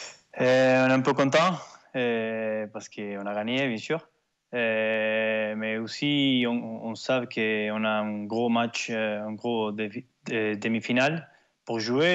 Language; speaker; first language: French; non-native, learner; Spanish